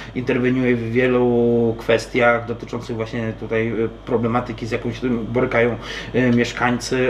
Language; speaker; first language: Polish; native; Polish